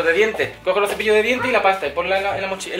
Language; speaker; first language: Spanish; native; Spanish